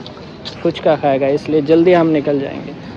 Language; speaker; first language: Hindi; non-native, learner; Bangla